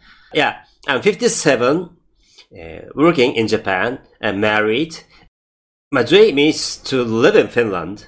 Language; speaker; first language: English; non-native, learner; Japanese